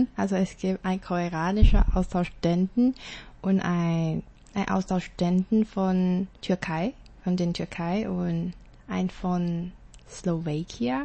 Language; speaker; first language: German; non-native, learner; Chinese